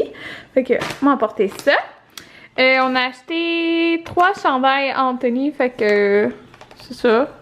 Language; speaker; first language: French; native; French